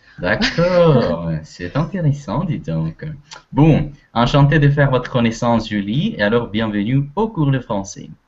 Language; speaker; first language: French; non-native, fluent; Russian